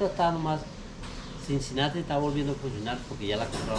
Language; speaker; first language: Spanish; native; Spanish